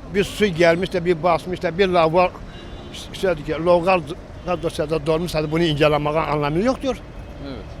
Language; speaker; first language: Turkish; native; Turkish